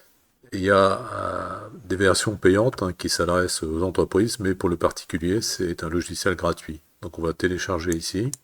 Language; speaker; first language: French; native; French